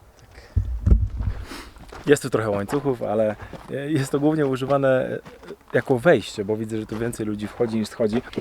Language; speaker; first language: Polish; native; Polish